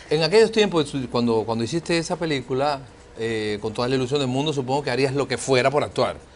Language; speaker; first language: Spanish; native; Spanish